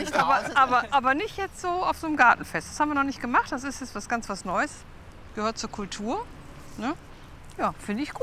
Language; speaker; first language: German; native; German